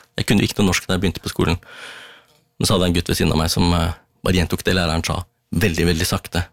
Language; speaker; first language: Norwegian; early bilingual, other home language; Tamil